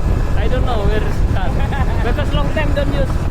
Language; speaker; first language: English; non-native, learner; Indonesian